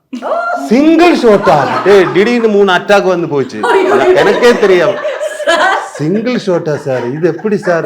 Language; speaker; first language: Tamil; non-native, learner; Malayalam